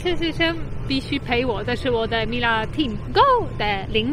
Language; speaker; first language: Chinese; non-native, fluent; Polish